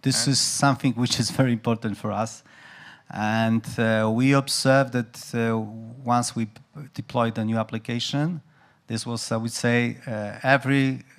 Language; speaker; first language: English; non-native, fluent; Polish